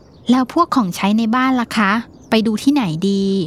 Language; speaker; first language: Thai; native; Thai